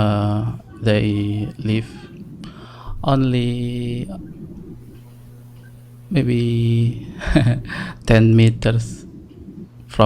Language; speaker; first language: English; non-native, learner; Indonesian